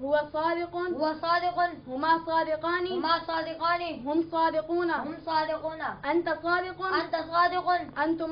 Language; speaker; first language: Arabic; non-native, learner; Urdu